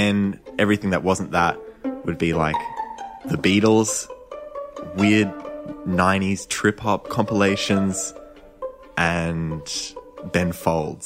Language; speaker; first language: English; native; English